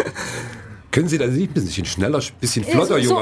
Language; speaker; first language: German; native; German